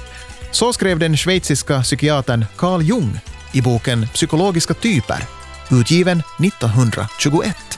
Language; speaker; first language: Swedish; native; Swedish